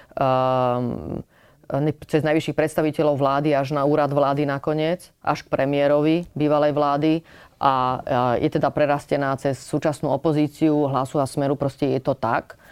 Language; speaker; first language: Slovak; native; Slovak